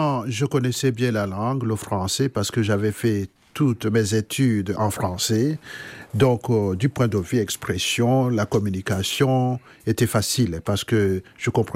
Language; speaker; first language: French; non-native, local second language; Kinyarwanda